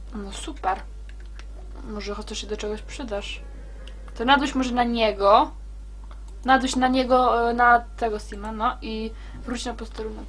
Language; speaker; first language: Polish; native; Polish